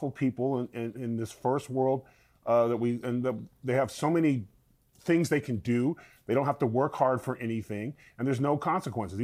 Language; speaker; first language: English; native; English